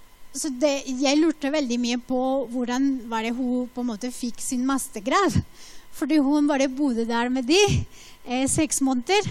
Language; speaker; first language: Norwegian; non-native, fluent; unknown